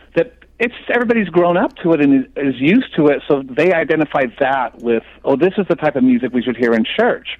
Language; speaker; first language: English; native; English